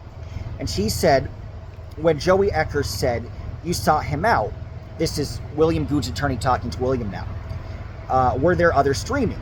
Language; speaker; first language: English; native; English